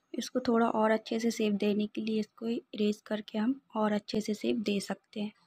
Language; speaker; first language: Hindi; native; Hindi